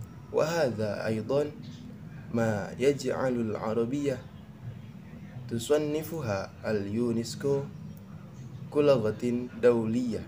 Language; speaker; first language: Arabic; non-native, learner; Indonesian